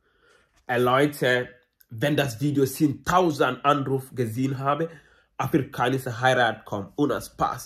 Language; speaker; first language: German; non-native, learner; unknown